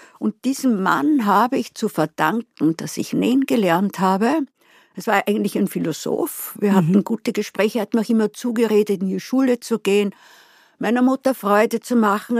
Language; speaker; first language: German; native; German